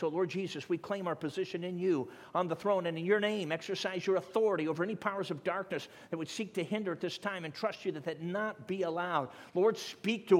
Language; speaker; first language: English; native; English